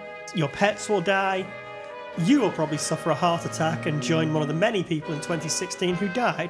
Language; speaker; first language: English; native; English